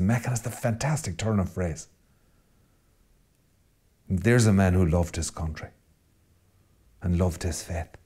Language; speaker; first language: English; native; English